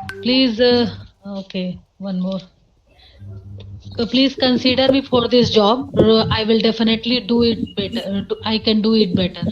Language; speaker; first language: English; non-native, learner; Hindi